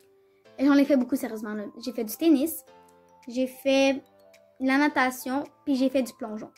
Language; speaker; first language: French; native; French